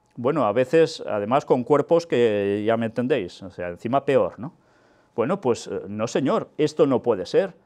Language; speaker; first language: Spanish; non-native, local second language; Catalan